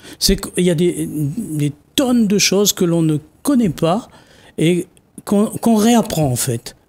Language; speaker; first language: French; non-native, local second language; Réunion Creole French